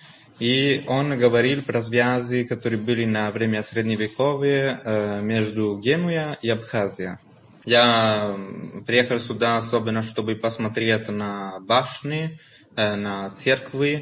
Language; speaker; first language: Russian; non-native, fluent; Italian